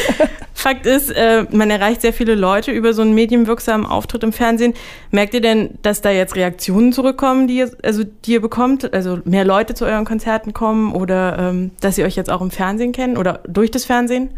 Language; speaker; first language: German; native; German